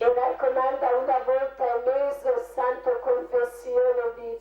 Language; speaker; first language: Italian; non-native, learner; Croatian